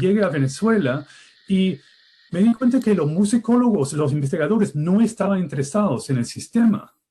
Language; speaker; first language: Spanish; non-native, fluent; English